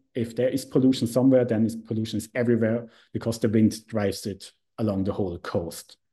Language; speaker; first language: English; non-native, fluent; Swiss German